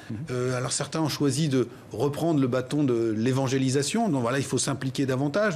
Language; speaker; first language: French; native; French